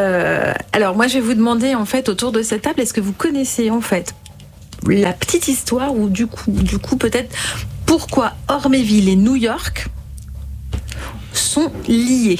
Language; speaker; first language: French; native; French